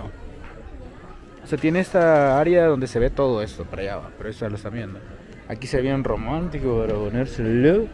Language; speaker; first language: Spanish; native; Spanish